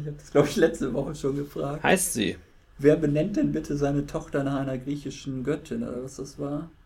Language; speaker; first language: German; native; German